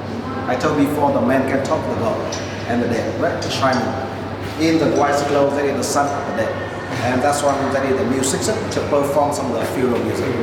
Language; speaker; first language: English; non-native, fluent; Vietnamese